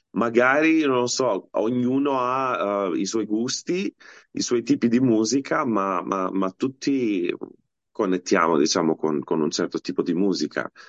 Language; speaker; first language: Italian; non-native, fluent; Albanian